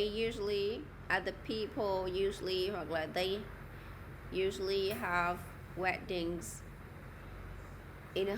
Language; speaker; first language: English; non-native, fluent; Vietnamese